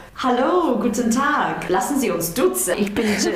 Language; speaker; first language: German; non-native, learner; English